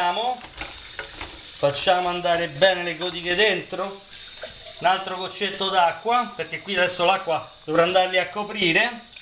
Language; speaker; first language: Italian; native; Italian